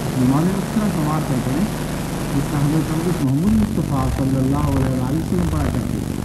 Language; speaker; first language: Urdu; non-native, local second language; Punjabi